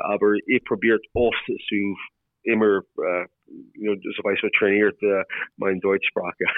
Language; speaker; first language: German; non-native, learner; English